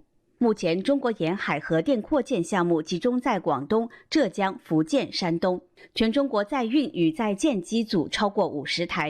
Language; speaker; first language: Chinese; native; Chinese